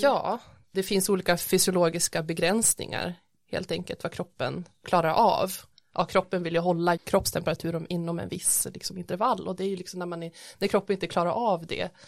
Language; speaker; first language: Swedish; native; Swedish